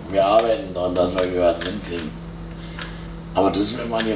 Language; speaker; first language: German; native; German